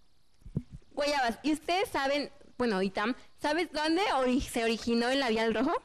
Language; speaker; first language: Spanish; native; Spanish